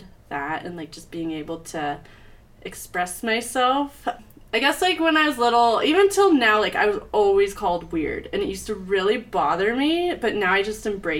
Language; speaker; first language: English; native; English